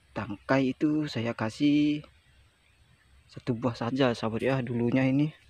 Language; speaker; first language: Indonesian; non-native, local second language; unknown